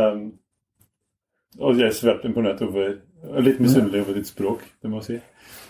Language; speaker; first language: Norwegian; non-native, fluent; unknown